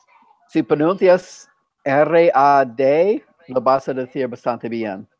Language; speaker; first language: Spanish; non-native, fluent; English